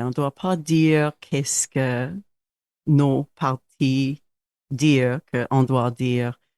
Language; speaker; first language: French; non-native, local second language; English